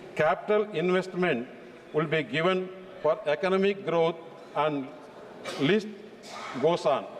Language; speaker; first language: English; non-native, local second language; Telugu